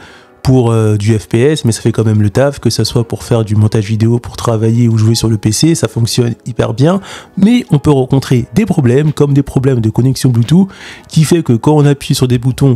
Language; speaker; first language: French; native; French